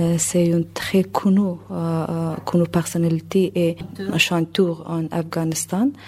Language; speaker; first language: French; non-native, learner; Persian